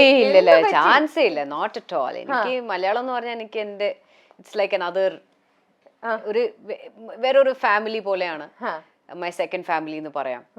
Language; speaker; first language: Malayalam; early bilingual, heritage; Malayalam